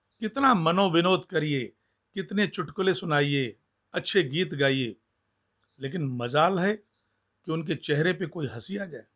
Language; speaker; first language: Hindi; non-native, local second language; Sindhi